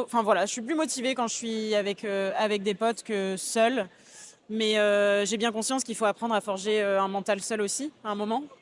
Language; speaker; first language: French; native; French